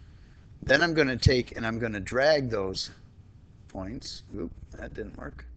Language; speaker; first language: English; native; English